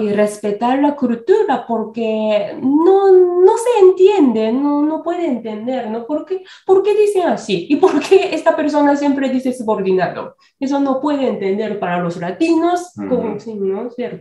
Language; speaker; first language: Spanish; non-native, fluent; Japanese